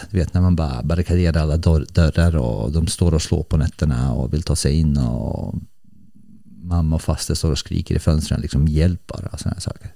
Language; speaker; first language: Swedish; early bilingual, other home language; Bosnian